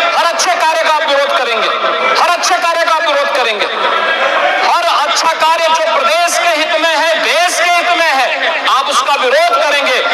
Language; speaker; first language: Hindi; native; Hindi